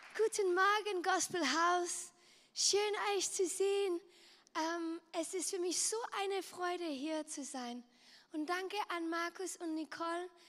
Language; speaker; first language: German; non-native, local second language; French